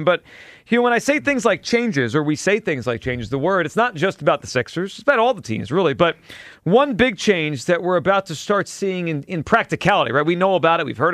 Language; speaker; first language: English; native; English